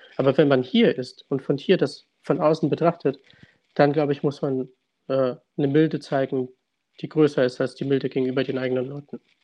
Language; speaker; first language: German; early bilingual, other home language; Russian